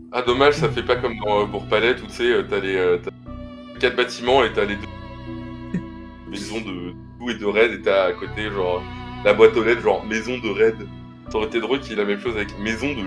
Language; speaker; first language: French; native; French